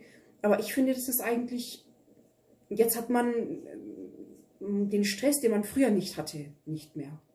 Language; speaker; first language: German; early bilingual, other home language; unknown